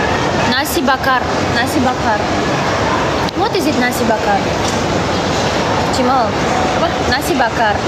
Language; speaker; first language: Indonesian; non-native, learner; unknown